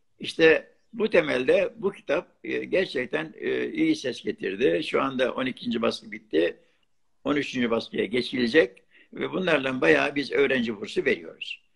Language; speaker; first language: Turkish; non-native, local second language; Arabic